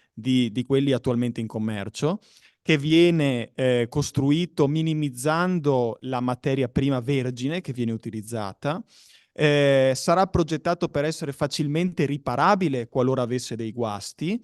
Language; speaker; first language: Italian; native; Italian